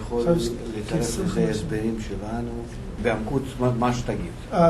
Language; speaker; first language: Hebrew; non-native, fluent; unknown